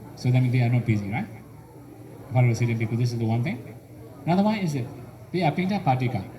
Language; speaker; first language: English; non-native, fluent; Burmese